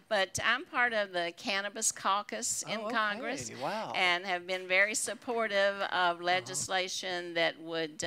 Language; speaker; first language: English; native; English